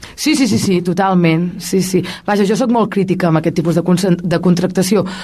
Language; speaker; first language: Catalan; native; Catalan